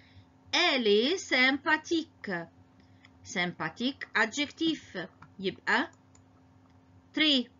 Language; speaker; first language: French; non-native, fluent; Arabic